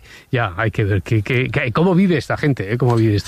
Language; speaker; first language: Spanish; native; Spanish